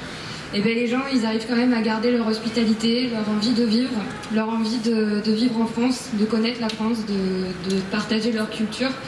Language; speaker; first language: French; native; French